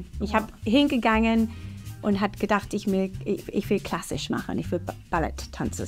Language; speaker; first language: German; non-native, fluent; English